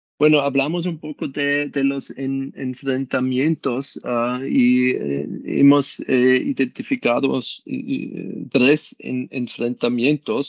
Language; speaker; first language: Spanish; non-native, learner; German